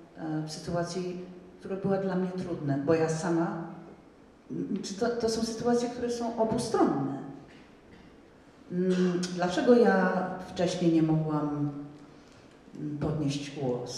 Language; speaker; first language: Polish; non-native, fluent; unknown